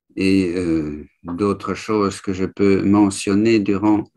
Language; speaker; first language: French; native; French